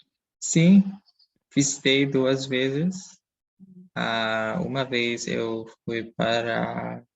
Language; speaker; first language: Portuguese; non-native, fluent; Dutch